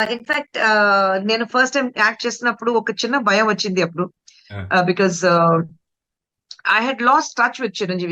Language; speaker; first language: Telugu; non-native, fluent; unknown